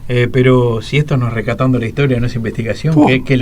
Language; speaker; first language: Spanish; native; Spanish